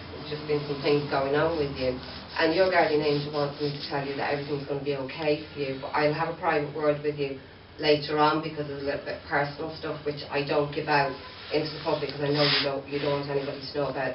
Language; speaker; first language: English; native; English